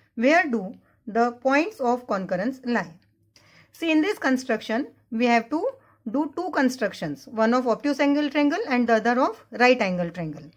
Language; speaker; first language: English; non-native, local second language; Marathi